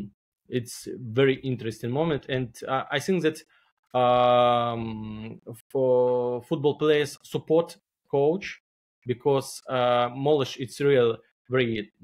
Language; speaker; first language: English; non-native, learner; Belarusian